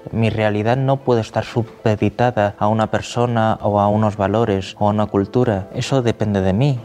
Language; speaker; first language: Spanish; early bilingual, other home language; Korean